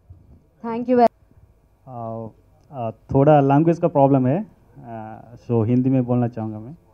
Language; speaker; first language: Hindi; non-native, local second language; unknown